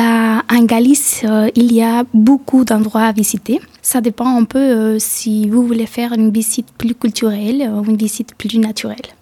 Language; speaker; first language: French; non-native, fluent; Galician